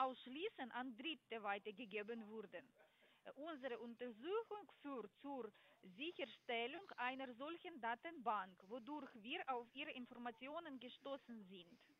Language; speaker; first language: German; non-native, learner; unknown